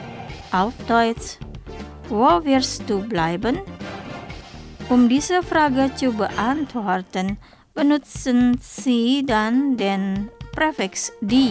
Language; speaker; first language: German; non-native, fluent; Indonesian